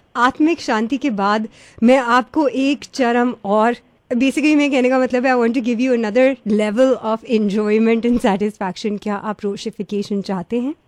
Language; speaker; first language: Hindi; early bilingual, heritage; Hindi